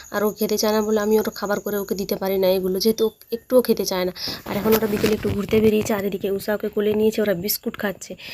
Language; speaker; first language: Bangla; non-native, local second language; Santali